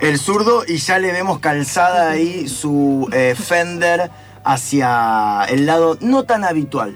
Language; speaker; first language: Spanish; native; Spanish